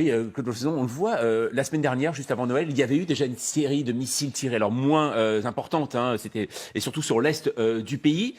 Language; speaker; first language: French; native; French